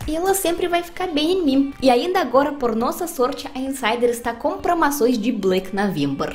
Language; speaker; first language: Portuguese; non-native, fluent; Russian